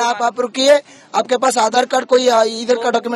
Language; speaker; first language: Hindi; non-native, local second language; Kannada